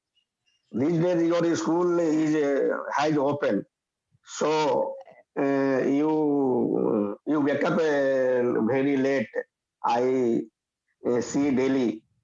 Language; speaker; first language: English; non-native, learner; Hindi